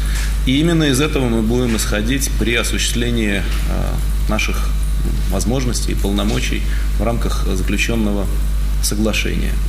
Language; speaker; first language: Russian; native; Russian